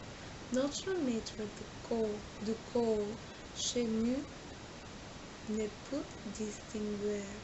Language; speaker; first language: French; non-native, learner; English